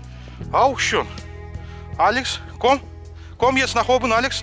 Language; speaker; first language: German; non-native, learner; Russian